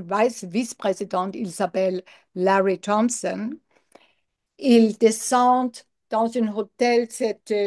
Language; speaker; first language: French; non-native, learner; English